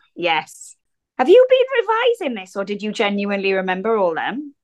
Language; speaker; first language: English; native; English